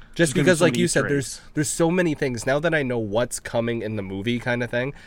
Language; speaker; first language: English; early bilingual, other home language; Filipino